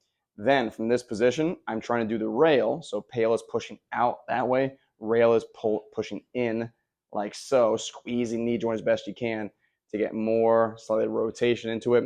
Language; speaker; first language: English; native; English